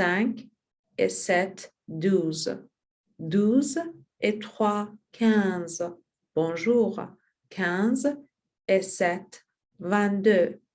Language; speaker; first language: French; non-native, learner; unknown